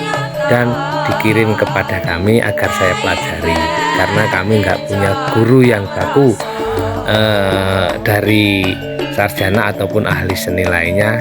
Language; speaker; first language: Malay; non-native, local second language; Javanese